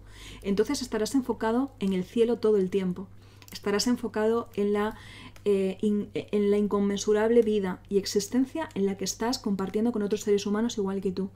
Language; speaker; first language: Spanish; native; Spanish